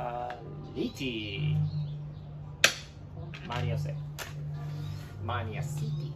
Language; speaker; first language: Hebrew; non-native, learner; English